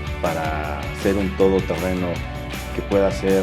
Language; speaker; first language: Spanish; native; Spanish